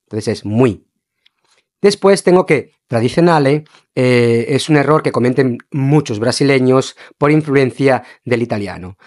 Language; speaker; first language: Spanish; non-native, fluent; Portuguese